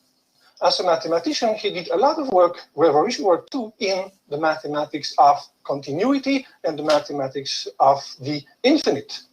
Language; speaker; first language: English; non-native, fluent; French